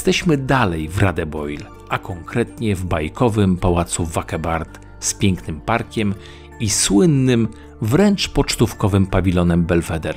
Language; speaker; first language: Polish; native; Polish